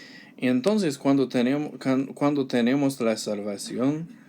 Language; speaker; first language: Spanish; non-native, learner; English